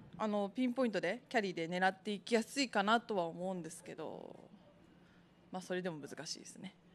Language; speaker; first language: Japanese; native; Japanese